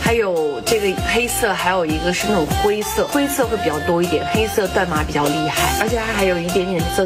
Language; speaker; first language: Chinese; native; Chinese